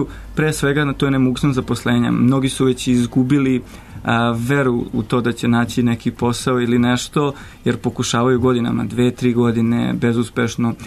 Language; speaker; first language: Serbian; native; Serbian